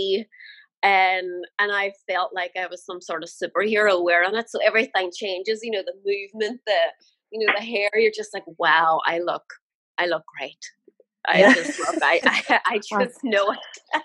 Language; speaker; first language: English; native; English